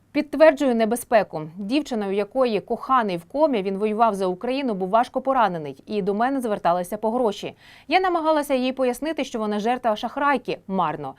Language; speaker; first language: Ukrainian; native; Ukrainian